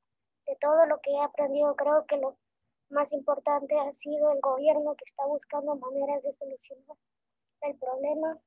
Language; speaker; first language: Spanish; early bilingual, heritage; Spanish